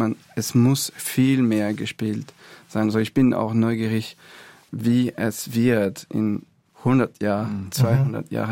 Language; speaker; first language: German; non-native, learner; French